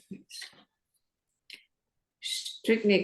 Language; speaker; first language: English; non-native, learner; Vietnamese